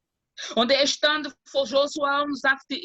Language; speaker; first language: German; non-native, fluent; Portuguese